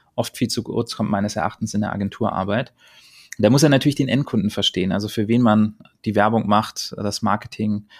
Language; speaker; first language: German; native; German